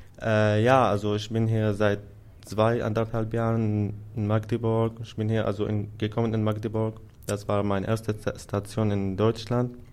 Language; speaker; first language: German; non-native, fluent; Arabic